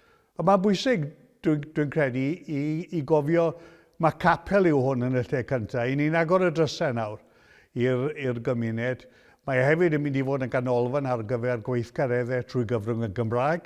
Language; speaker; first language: Welsh; native; Welsh